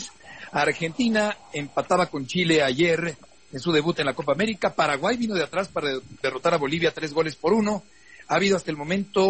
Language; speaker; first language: Spanish; native; Spanish